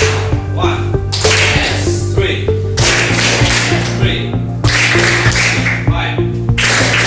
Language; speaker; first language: English; non-native, fluent; Indonesian